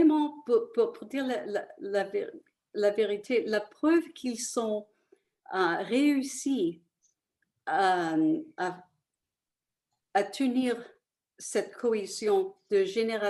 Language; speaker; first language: French; early bilingual, other home language; Italian